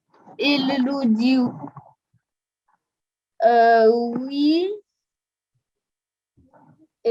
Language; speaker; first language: French; non-native, learner; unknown